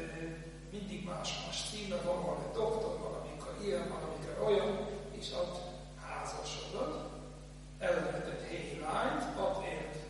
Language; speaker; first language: Hungarian; non-native, fluent; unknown